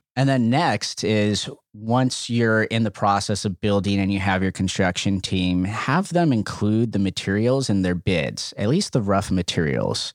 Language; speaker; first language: English; native; English